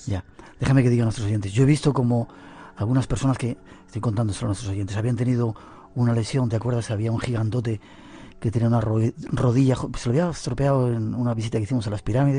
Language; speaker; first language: Spanish; native; Spanish